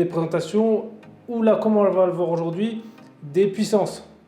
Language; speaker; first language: French; native; French